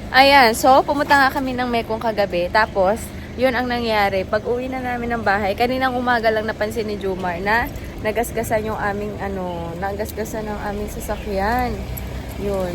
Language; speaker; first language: Filipino; non-native, local second language; Cebuano